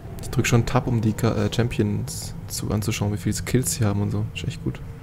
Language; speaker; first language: German; native; German